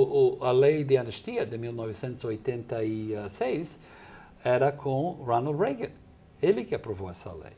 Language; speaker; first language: Portuguese; non-native, fluent; English